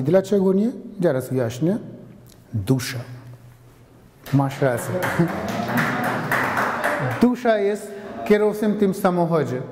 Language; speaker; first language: Polish; non-native, fluent; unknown